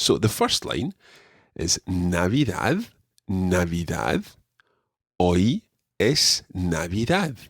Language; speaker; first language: Spanish; non-native, fluent; English